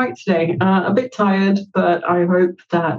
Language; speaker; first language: English; non-native, fluent; Danish